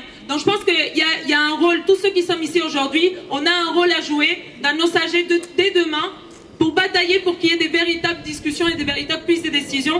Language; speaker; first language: French; native; French